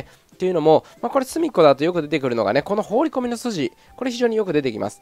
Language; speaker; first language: Japanese; native; Japanese